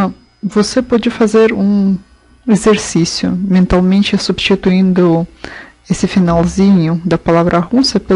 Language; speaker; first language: Portuguese; non-native, fluent; Russian